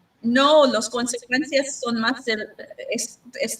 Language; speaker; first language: Spanish; non-native, learner; English